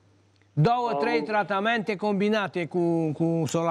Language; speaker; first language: Romanian; native; Romanian